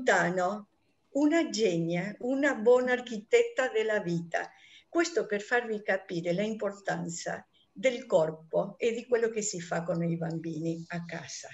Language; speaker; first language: Italian; non-native, fluent; Spanish